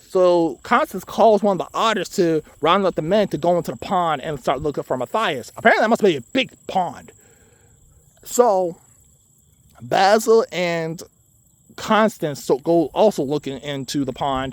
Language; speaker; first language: English; native; English